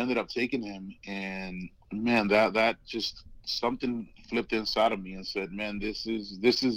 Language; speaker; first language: English; native; English